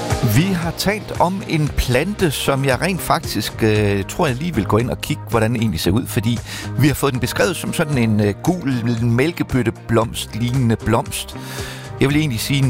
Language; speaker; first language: Danish; native; Danish